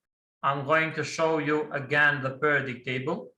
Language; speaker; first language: English; non-native, fluent; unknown